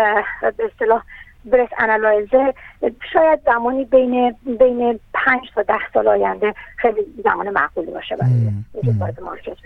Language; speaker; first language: Persian; native; Persian